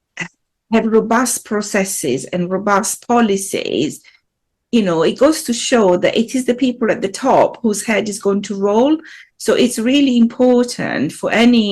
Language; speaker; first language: English; non-native, fluent; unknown